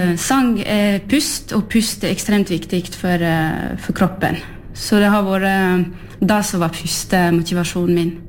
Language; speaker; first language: Norwegian; early bilingual, heritage; French